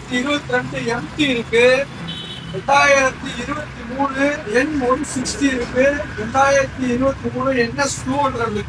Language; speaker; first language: Tamil; native; Tamil